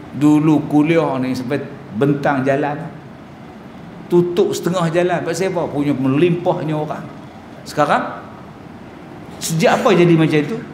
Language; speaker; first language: Malay; native; Malay